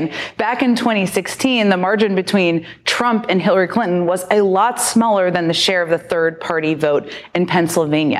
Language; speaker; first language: English; native; English